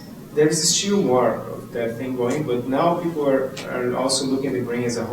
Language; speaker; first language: English; non-native, fluent; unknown